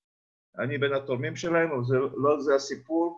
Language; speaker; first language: Hebrew; non-native, fluent; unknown